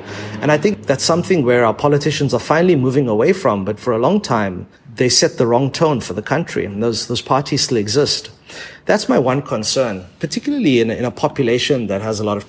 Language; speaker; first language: English; native; English